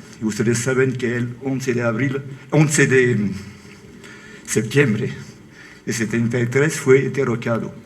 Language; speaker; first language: Spanish; non-native, fluent; French